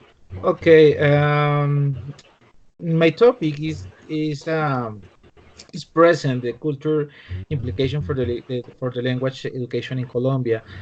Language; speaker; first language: English; non-native, learner; Spanish